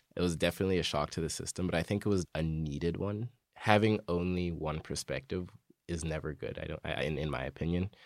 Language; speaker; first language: English; native; English